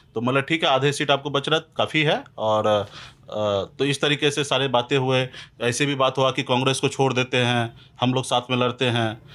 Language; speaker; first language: Hindi; native; Hindi